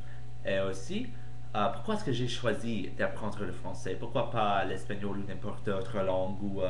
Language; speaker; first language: French; non-native, fluent; English